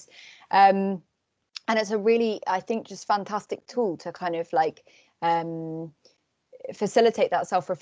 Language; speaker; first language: English; native; English